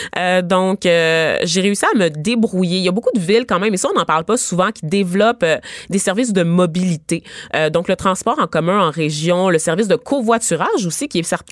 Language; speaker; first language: French; native; French